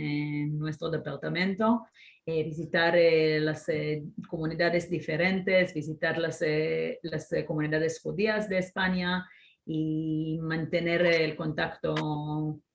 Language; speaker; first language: Spanish; non-native, fluent; Hebrew